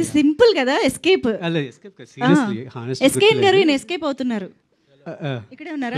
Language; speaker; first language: Telugu; native; Telugu